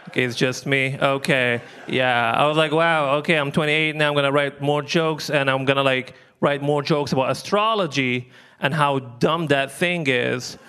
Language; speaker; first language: English; non-native, fluent; Arabic